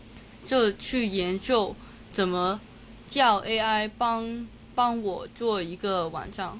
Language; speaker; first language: Chinese; non-native, local second language; Cantonese